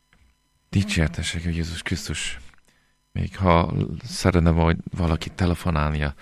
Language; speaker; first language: Hungarian; non-native, fluent; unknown